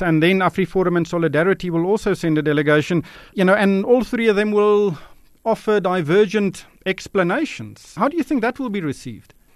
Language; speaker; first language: English; non-native, local second language; Afrikaans